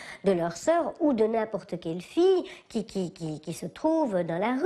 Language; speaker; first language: French; native; French